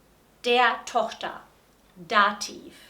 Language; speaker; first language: German; non-native, fluent; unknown